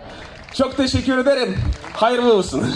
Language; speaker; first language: Turkish; non-native, fluent; Russian